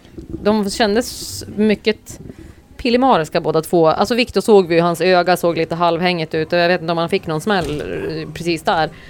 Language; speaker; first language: Swedish; native; Swedish